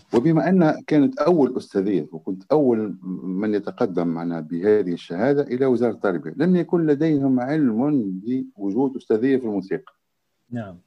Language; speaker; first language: Arabic; native; Arabic